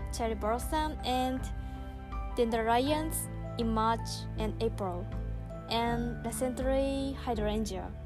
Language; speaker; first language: English; non-native, learner; Japanese